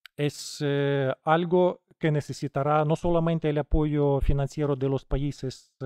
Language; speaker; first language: Spanish; non-native, fluent; Ukrainian